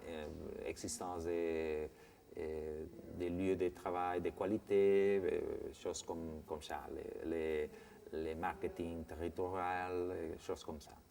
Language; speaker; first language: French; non-native, fluent; Spanish